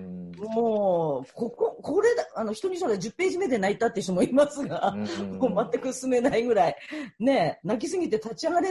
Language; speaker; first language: Japanese; native; Japanese